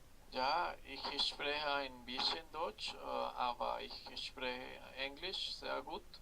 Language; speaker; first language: German; non-native, learner; Spanish